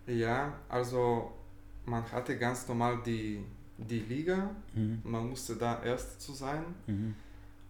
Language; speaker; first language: German; non-native, fluent; Bulgarian